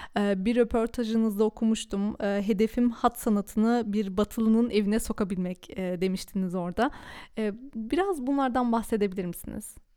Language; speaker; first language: Turkish; early bilingual, heritage; Turkish